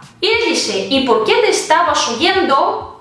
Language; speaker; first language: Spanish; non-native, fluent; Russian